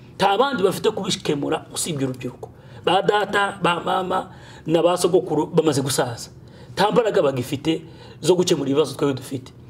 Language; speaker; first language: Kinyarwanda; early bilingual, heritage; Kinyarwanda